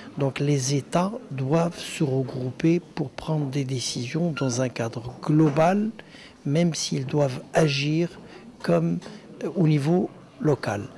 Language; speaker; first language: French; non-native, local second language; Arabic